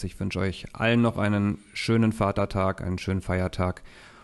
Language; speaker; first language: German; native; German